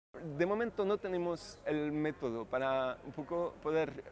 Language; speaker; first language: Spanish; non-native, fluent; French